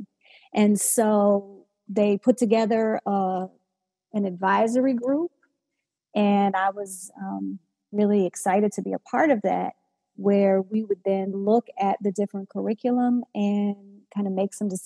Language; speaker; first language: English; native; English